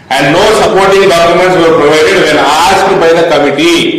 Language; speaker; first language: English; non-native, local second language; Telugu